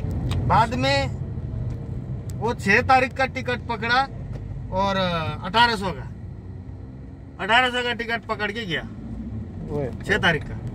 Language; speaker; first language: Hindi; non-native, learner; Nepali